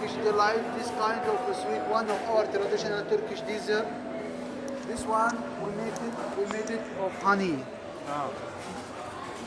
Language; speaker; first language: English; non-native, learner; Turkish